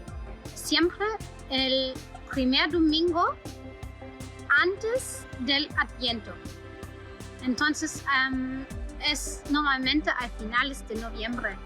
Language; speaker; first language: Spanish; non-native, fluent; German